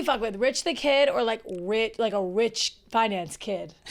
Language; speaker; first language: English; native; English